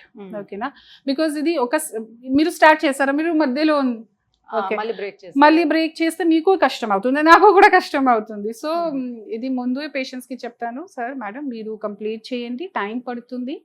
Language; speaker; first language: Telugu; non-native, fluent; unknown